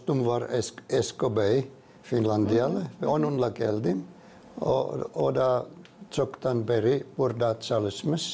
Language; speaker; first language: Turkish; non-native, fluent; Finnish